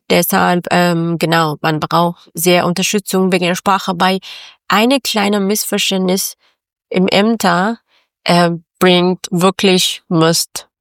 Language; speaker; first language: German; non-native, learner; Persian